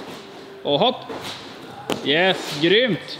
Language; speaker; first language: Swedish; native; Swedish